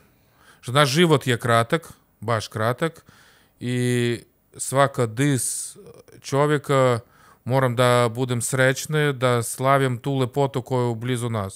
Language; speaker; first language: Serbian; non-native, learner; Russian